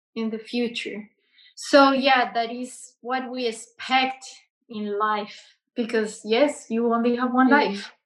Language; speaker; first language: English; non-native, learner; Spanish